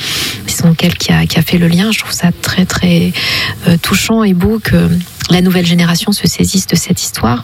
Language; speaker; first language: French; non-native, local second language; Kinyarwanda